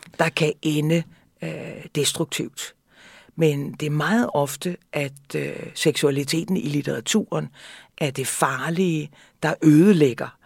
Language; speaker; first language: Danish; native; Danish